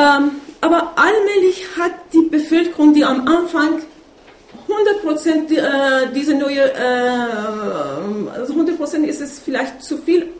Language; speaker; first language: German; non-native, fluent; Persian